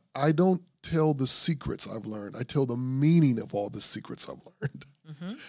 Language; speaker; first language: English; native; English